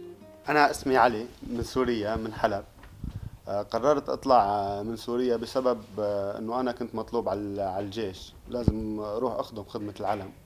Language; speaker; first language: Arabic; native; Arabic